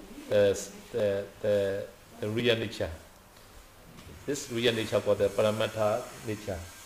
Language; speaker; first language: English; non-native, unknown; Burmese